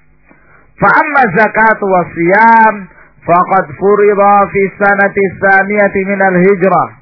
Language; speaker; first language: Arabic; non-native, fluent; Indonesian